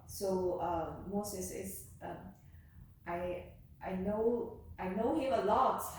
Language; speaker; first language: English; non-native, learner; Chinese